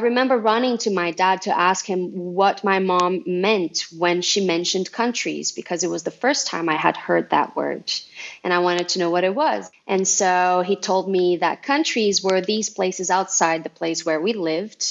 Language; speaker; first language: English; non-native, fluent; Portuguese